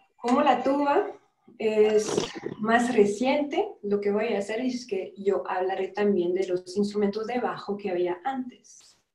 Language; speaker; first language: Spanish; non-native, fluent; French